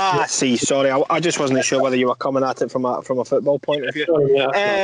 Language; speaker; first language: English; native; English